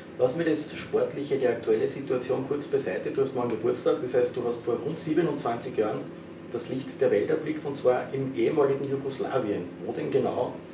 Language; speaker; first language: German; native; German